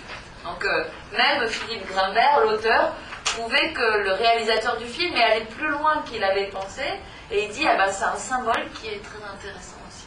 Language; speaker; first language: French; native; French